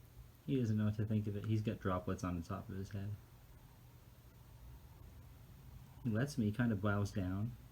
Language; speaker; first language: English; native; English